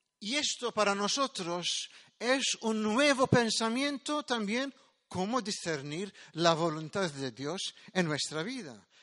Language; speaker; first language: Spanish; non-native, fluent; Maltese